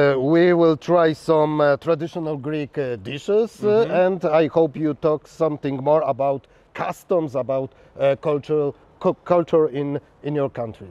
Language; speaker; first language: English; non-native, fluent; Polish